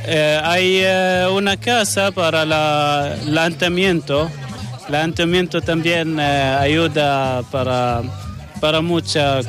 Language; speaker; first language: Spanish; non-native, learner; Arabic